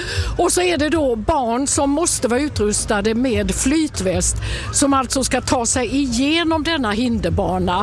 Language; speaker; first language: Swedish; native; Swedish